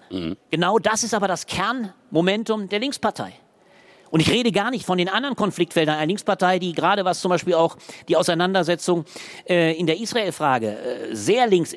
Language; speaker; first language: German; native; German